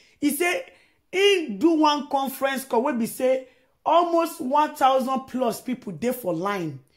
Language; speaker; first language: Nigerian Pidgin; non-native, local second language; Yoruba